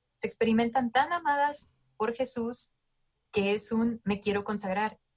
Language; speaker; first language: Spanish; native; Spanish